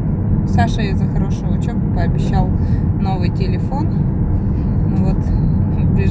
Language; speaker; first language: Russian; native; Russian